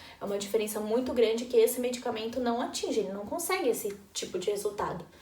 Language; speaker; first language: Portuguese; native; Portuguese